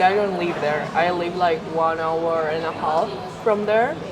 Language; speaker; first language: English; non-native, fluent; Spanish